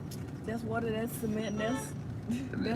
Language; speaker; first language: English; native; English